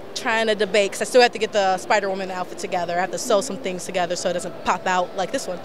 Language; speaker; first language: English; native; English